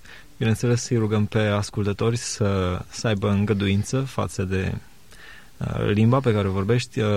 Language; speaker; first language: Romanian; native; Romanian